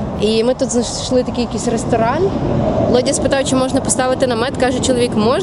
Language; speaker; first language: Ukrainian; native; Ukrainian